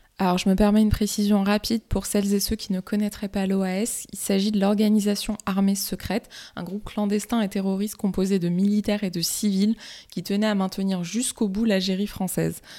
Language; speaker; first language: French; native; French